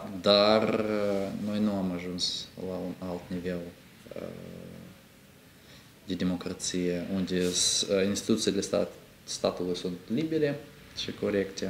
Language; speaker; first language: Romanian; non-native, local second language; Russian